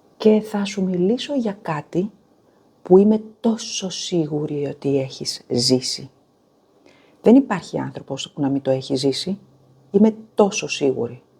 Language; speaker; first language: Greek; native; Greek